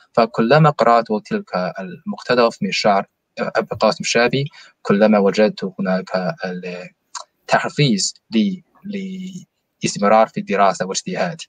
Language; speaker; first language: Arabic; non-native, fluent; Chinese